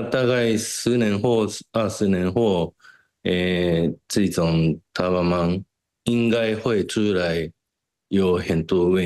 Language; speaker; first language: Chinese; non-native, learner; Japanese